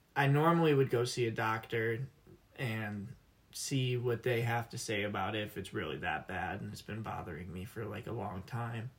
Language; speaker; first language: English; native; English